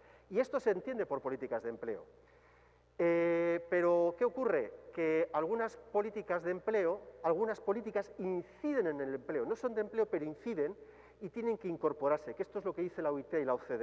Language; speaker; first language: Spanish; native; Spanish